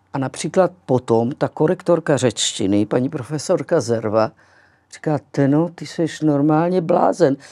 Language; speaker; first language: Czech; early bilingual, other home language; Greek